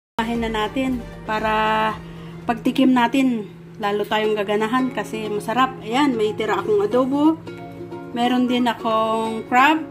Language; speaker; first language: Filipino; native; Filipino